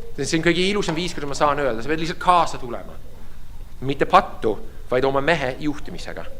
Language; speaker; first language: Estonian; early bilingual, heritage; Estonian